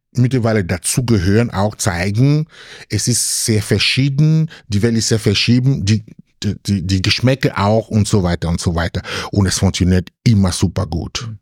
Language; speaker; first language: German; non-native, fluent; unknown